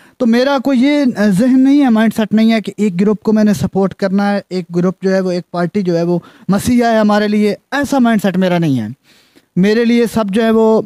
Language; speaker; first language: Urdu; non-native, local second language; Punjabi